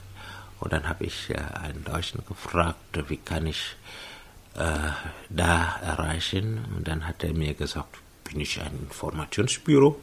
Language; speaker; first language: German; non-native, fluent; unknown